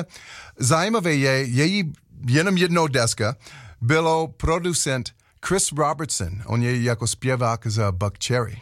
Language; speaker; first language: Czech; non-native, learner; English